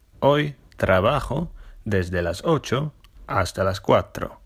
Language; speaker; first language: Spanish; non-native, fluent; Polish